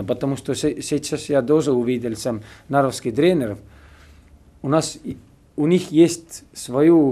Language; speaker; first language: Russian; non-native, learner; Estonian